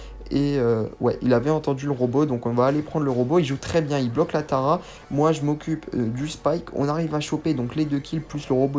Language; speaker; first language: French; native; French